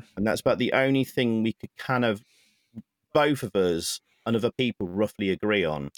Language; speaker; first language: English; native; English